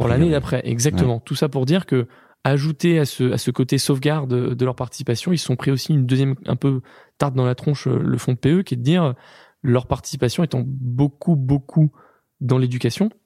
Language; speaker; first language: French; native; French